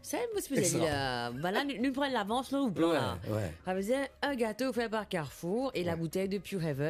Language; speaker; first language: French; non-native, local second language; Morisyen